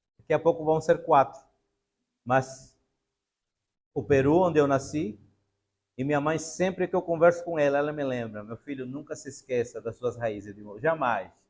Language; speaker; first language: Portuguese; non-native, fluent; Spanish